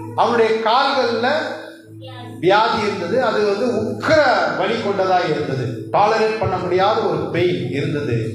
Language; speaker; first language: Tamil; non-native, local second language; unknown